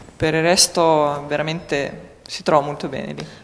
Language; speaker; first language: Italian; non-native, fluent; Russian